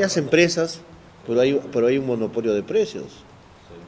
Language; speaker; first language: Spanish; native; Spanish